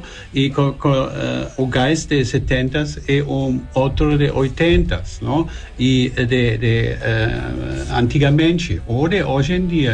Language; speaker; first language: Portuguese; non-native, learner; German